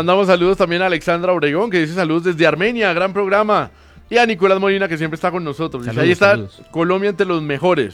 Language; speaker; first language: Spanish; native; Spanish